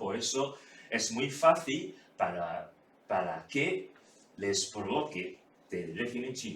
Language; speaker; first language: Spanish; non-native, fluent; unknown